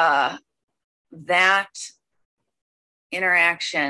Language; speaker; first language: English; native; English